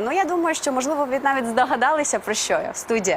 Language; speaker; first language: Ukrainian; native; Ukrainian